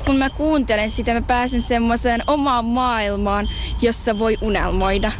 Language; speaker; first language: Finnish; early bilingual, other home language; Russian